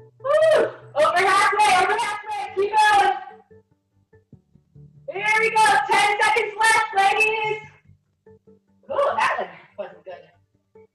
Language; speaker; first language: English; native; English